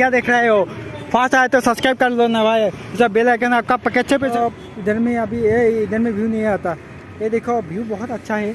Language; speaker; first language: Hindi; non-native, local second language; Assamese